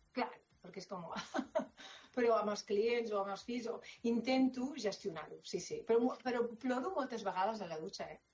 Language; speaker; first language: Catalan; non-native, local second language; Spanish